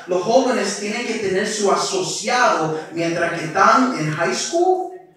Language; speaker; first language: Spanish; early bilingual, heritage; Spanish